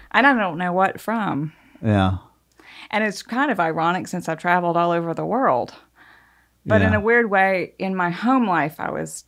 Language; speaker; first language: English; native; English